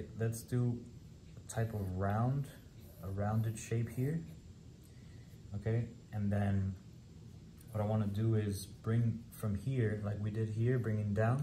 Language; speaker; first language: English; native; English